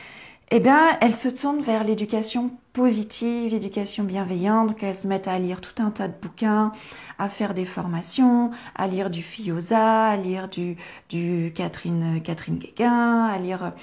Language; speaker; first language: French; native; French